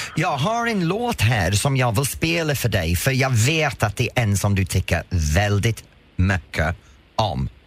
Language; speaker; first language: Swedish; non-native, fluent; English